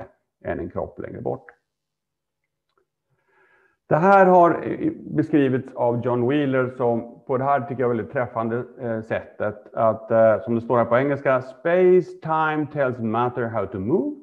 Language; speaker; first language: Swedish; native; Swedish